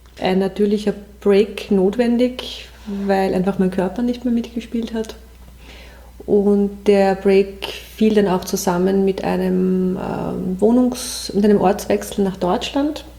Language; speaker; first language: German; native; German